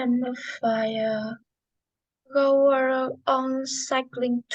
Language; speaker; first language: English; non-native, learner; Vietnamese